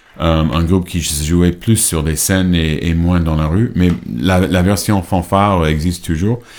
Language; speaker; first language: French; non-native, fluent; English